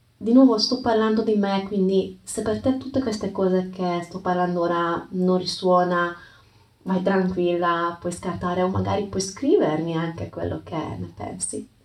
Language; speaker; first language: Italian; non-native, fluent; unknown